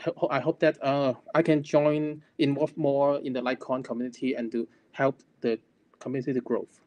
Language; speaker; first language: English; non-native, local second language; Cantonese